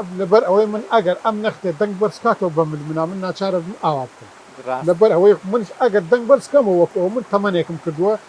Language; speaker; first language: Central Kurdish; non-native, local second language; Gurani